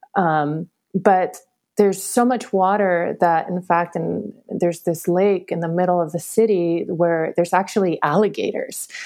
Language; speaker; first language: English; early bilingual, other home language; Spanish